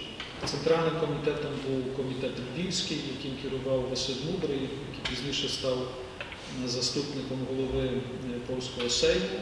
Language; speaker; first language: Ukrainian; native; Ukrainian